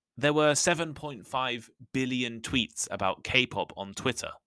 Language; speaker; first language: English; native; English